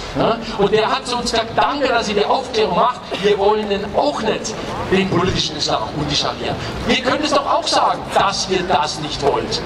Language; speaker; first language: German; native; German